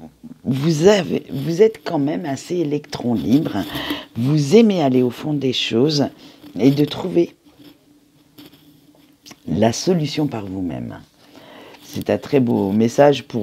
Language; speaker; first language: French; native; French